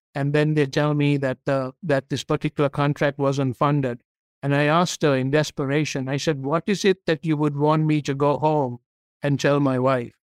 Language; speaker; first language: English; non-native, local second language; Tamil